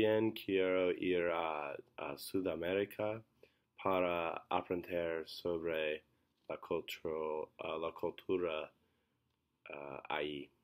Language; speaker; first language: Spanish; non-native, learner; English